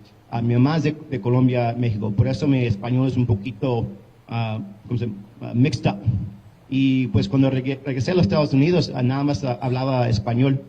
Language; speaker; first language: Spanish; early bilingual, heritage; English